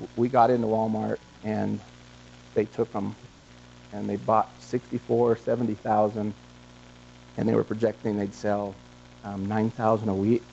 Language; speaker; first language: English; native; English